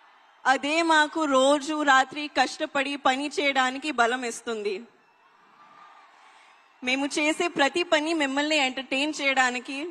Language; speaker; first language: Telugu; non-native, learner; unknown